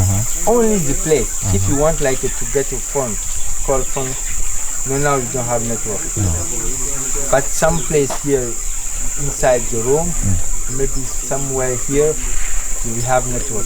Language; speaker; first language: English; non-native, learner; Sango